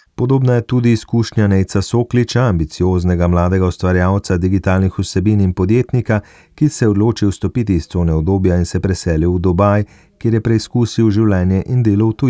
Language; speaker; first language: Slovenian; native; Slovenian